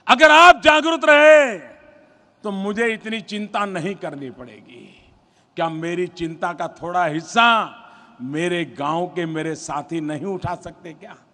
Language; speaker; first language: Hindi; non-native, local second language; Gujarati